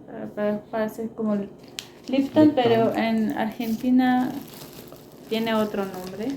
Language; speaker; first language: Spanish; non-native, fluent; Armenian